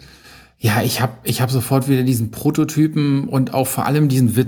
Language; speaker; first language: German; native; German